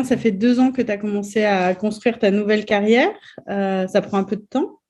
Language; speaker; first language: French; native; French